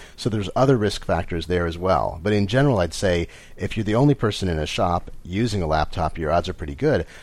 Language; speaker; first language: English; native; English